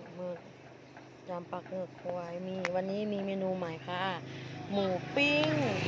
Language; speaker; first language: Thai; native; Thai